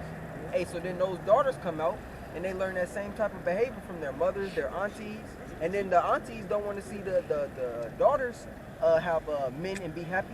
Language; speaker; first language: English; native; English